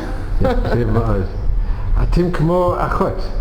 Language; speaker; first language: Hebrew; non-native, learner; English